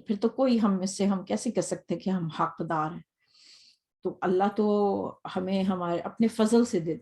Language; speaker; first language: Urdu; native; Urdu